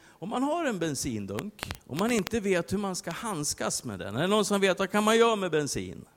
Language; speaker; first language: Swedish; native; Swedish